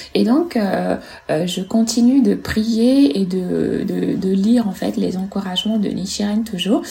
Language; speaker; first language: French; non-native, fluent; Italian